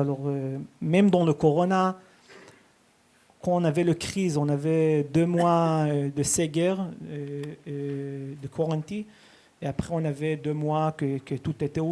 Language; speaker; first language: French; early bilingual, heritage; Hebrew